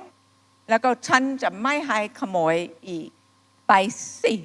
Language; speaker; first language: Thai; non-native, fluent; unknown